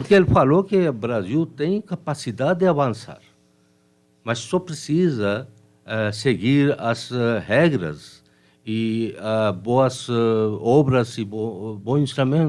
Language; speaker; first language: Portuguese; non-native, fluent; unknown